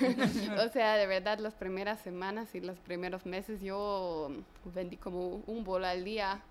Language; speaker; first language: Spanish; non-native, fluent; German